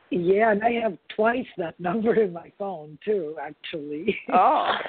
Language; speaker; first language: English; non-native, fluent; Spanish